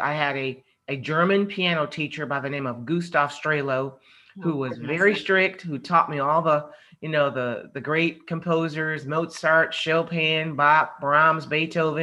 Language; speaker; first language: English; native; English